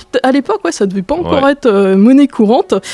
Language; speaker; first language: French; native; French